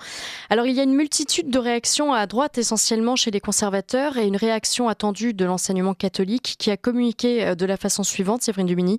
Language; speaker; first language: French; native; French